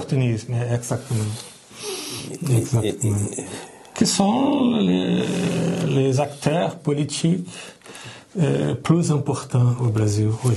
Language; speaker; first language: French; non-native, learner; Portuguese